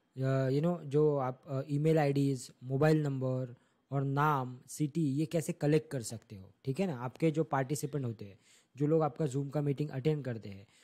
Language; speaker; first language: Hindi; non-native, local second language; Marathi